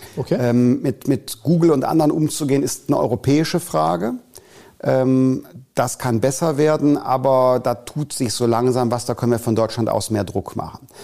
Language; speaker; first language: German; native; German